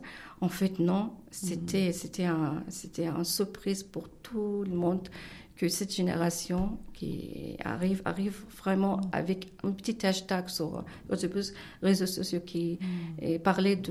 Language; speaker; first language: French; non-native, learner; Arabic